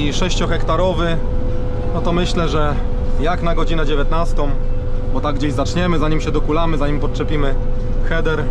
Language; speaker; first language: Polish; native; Polish